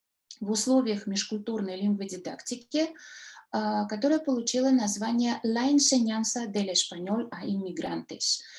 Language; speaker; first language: Russian; native; Russian